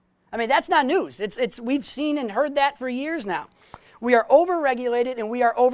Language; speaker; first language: English; native; English